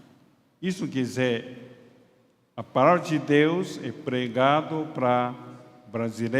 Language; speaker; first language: Portuguese; non-native, fluent; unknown